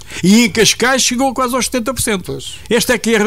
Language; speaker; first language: Portuguese; native; Portuguese